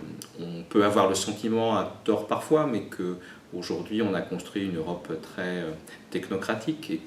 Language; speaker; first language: French; native; French